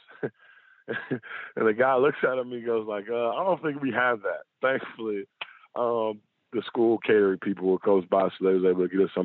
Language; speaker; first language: English; native; English